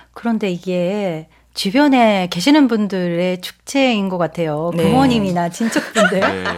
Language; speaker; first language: Korean; non-native, fluent; Japanese